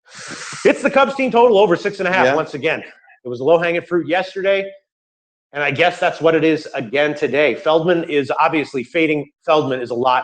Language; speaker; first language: English; native; English